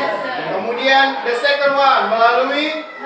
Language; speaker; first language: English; non-native, fluent; Indonesian